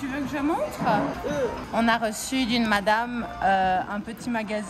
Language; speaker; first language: French; native; French